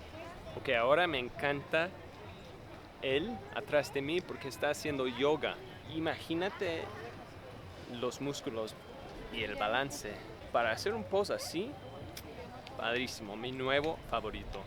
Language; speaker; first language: Spanish; non-native, fluent; English